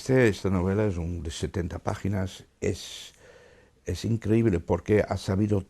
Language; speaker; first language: Spanish; non-native, fluent; Dutch